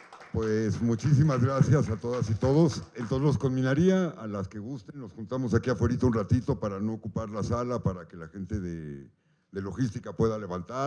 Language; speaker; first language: Spanish; native; Spanish